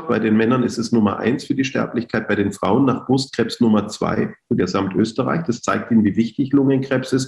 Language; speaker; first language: German; native; German